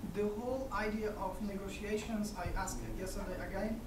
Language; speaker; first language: English; non-native, fluent; Persian